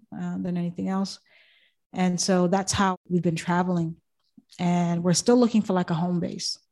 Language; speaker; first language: English; native; English